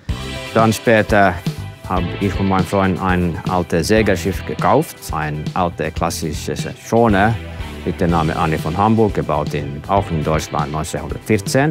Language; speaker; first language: German; non-native, fluent; Finnish